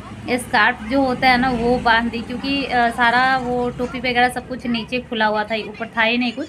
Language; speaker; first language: Hindi; native; Hindi